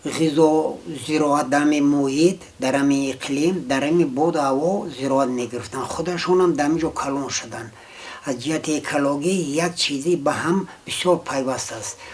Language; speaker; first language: Tajik; non-native, local second language; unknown